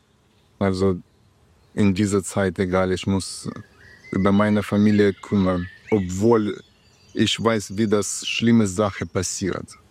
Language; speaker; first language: German; non-native, learner; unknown